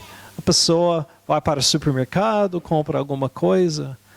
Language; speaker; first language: Portuguese; non-native, fluent; English